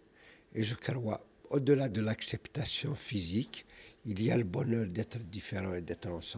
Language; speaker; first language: French; non-native, local second language; Kabyle